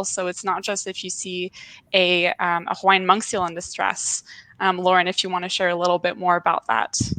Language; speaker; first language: English; native; English